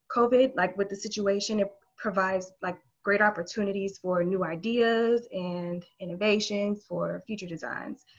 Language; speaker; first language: English; native; English